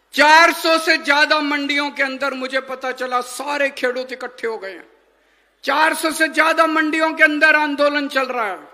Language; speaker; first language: Hindi; native; Hindi